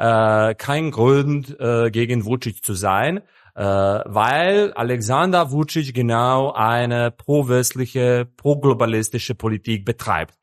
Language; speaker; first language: German; non-native, fluent; Serbian